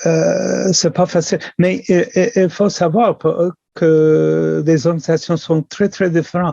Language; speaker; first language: French; non-native, local second language; English